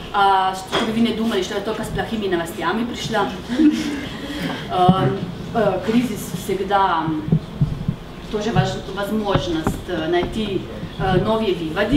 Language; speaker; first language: Russian; non-native, fluent; Slovenian